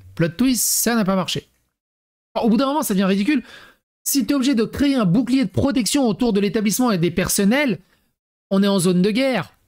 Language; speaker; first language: French; native; French